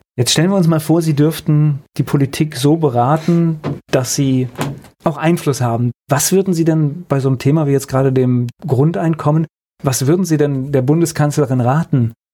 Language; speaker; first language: German; native; German